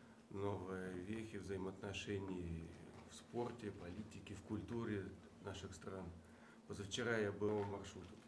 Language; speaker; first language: Russian; non-native, fluent; Mongolian